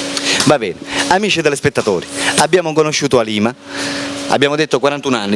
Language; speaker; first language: Italian; native; Italian